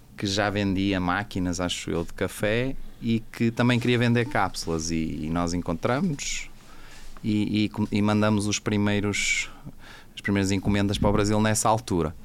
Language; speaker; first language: Portuguese; native; Portuguese